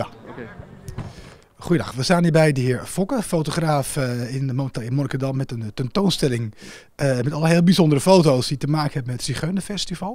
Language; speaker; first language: Dutch; native; Dutch